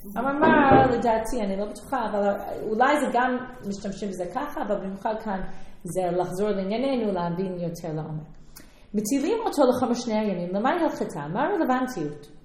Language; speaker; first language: Hebrew; non-native, fluent; English